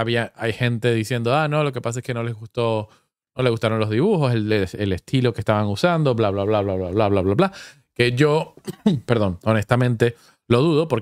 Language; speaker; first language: Spanish; native; Spanish